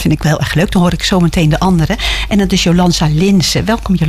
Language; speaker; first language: Dutch; native; Dutch